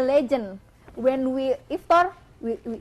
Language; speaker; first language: English; non-native, learner; Indonesian